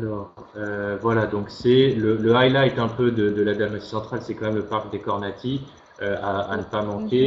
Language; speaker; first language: French; native; French